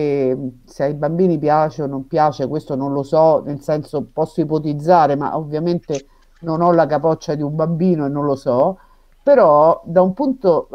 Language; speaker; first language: Italian; native; Italian